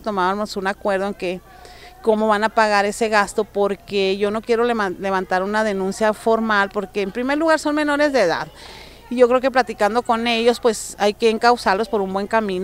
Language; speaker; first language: Spanish; native; Spanish